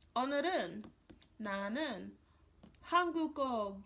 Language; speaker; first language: Korean; non-native, learner; English